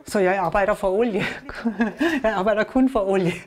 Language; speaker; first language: Danish; non-native, learner; German